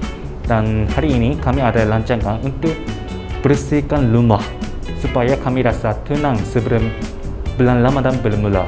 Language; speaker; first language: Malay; non-native, learner; Japanese